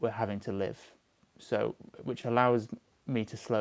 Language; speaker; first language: English; native; English